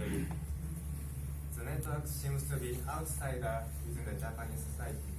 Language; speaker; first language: English; non-native, learner; Japanese